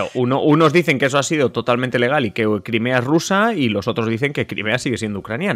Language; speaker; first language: Spanish; native; Spanish